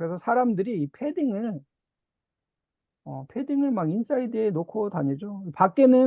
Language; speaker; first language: Korean; native; Korean